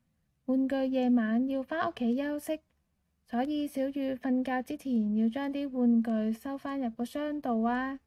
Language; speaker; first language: Cantonese; native; Cantonese